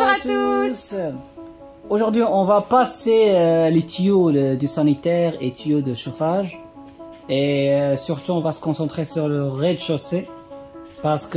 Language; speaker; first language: French; non-native, fluent; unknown